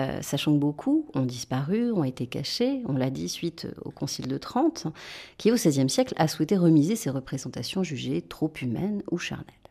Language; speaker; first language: French; native; French